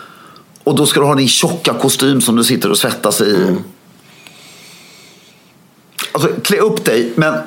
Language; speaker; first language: Swedish; native; Swedish